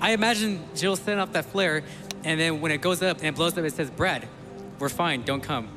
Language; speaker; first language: English; native; English